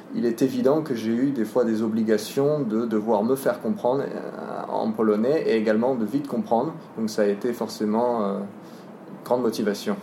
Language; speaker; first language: French; native; French